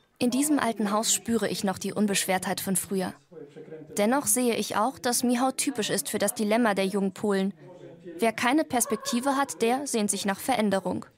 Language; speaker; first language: German; early bilingual, other home language; Polish